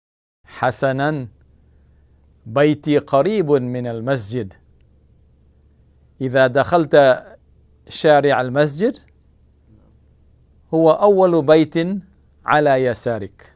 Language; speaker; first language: Arabic; non-native, fluent; English